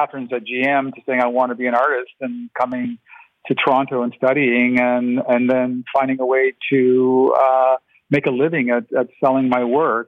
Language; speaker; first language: English; non-native, fluent; Ukrainian